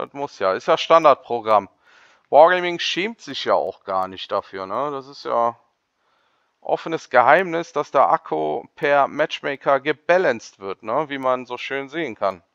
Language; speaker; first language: German; native; German